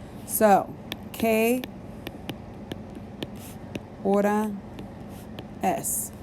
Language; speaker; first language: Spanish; non-native, fluent; English